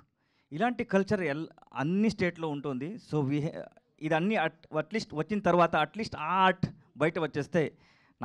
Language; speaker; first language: Telugu; non-native, learner; Kannada